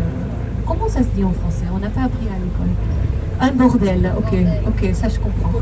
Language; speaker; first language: French; non-native, local second language; Dutch